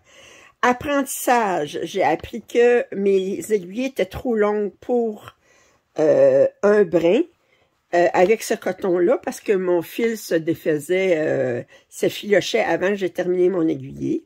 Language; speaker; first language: French; native; French